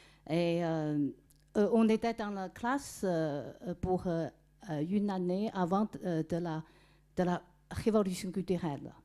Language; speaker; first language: French; non-native, fluent; Chinese